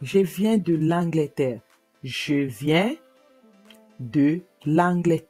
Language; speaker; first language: French; non-native, fluent; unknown